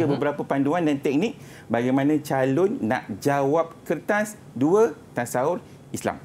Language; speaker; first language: Malay; native; Malay